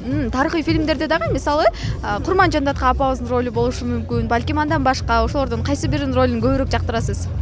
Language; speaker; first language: Kyrgyz; native; Kyrgyz